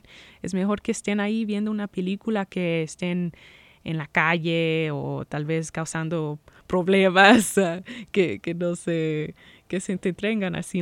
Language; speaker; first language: Spanish; early bilingual, heritage; Spanish